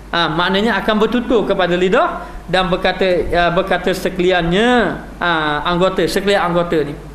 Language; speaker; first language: Malay; native; Malay